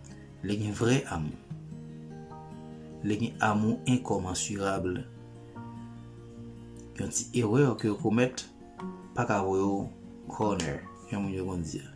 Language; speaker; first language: French; non-native, local second language; Haitian Creole